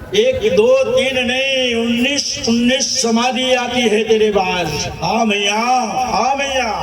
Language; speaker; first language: Hindi; non-native, local second language; Gujarati